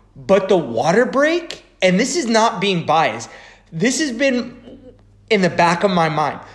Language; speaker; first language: English; native; English